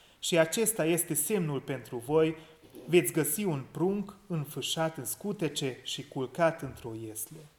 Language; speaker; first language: Romanian; non-native, local second language; Hungarian